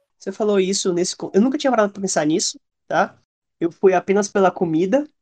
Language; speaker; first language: Portuguese; native; Portuguese